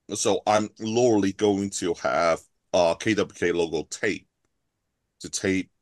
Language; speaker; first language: English; non-native, local second language; Cantonese